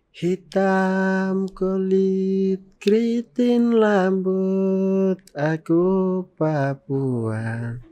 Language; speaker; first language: Indonesian; non-native, local second language; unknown